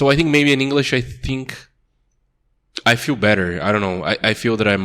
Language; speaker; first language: English; non-native, fluent; Portuguese